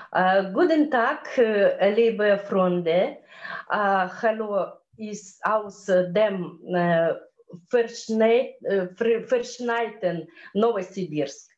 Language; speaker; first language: German; non-native, learner; Russian